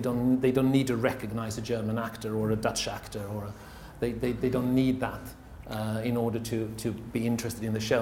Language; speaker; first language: English; non-native, fluent; Danish